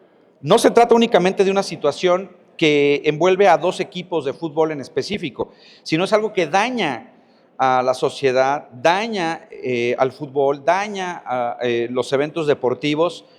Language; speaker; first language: Spanish; native; Spanish